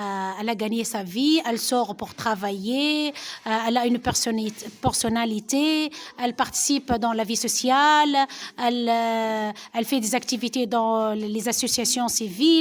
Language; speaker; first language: French; non-native, local second language; Arabic